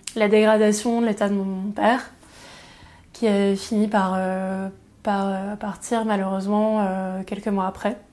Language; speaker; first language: French; native; French